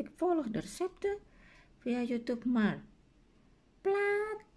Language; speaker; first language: Dutch; non-native, learner; Indonesian